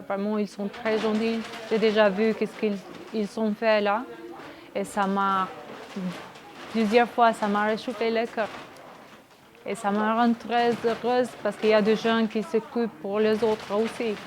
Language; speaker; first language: French; non-native, learner; Albanian